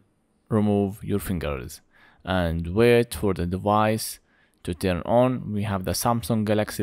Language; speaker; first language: English; non-native, fluent; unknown